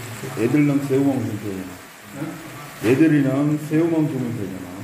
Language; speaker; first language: Korean; non-native, learner; Sinhala